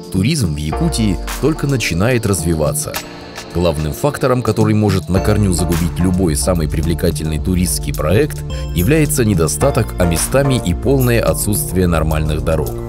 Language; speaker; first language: Russian; native; Russian